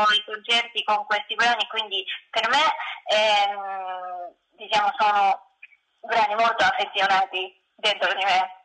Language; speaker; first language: Italian; non-native, learner; Japanese